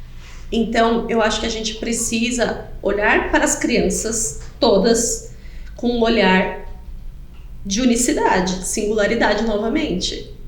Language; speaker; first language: Portuguese; native; Portuguese